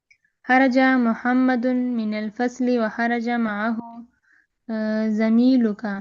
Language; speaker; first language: Arabic; non-native, learner; Urdu